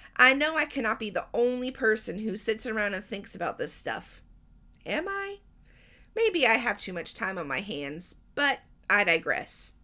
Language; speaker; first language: English; native; English